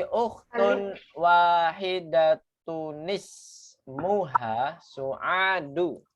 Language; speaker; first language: Arabic; non-native, fluent; Indonesian